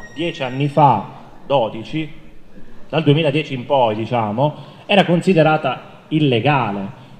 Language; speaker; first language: Italian; native; Italian